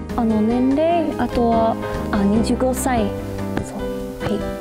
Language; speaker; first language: Japanese; non-native, learner; English